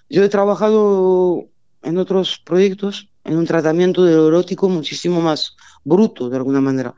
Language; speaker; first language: Spanish; non-native, fluent; French